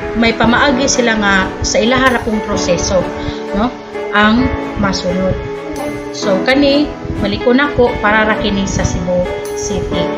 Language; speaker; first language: Cebuano; native; Cebuano